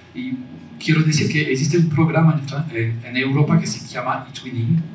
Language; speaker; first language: Spanish; non-native, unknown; French